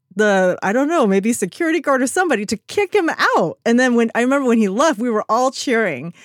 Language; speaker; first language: English; native; English